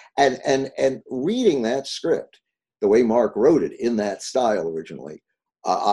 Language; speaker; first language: English; native; English